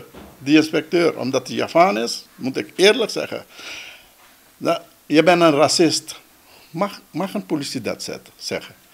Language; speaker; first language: Dutch; non-native, local second language; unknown